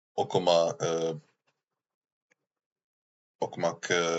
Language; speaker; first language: Turkish; non-native, learner; English